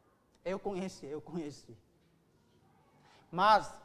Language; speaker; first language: Portuguese; non-native, learner; Korean